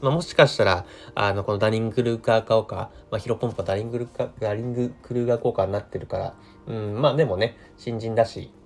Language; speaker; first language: Japanese; native; Japanese